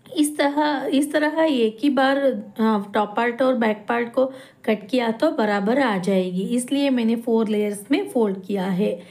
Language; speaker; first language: Hindi; non-native, local second language; Kannada